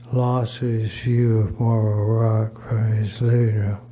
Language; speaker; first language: English; native; English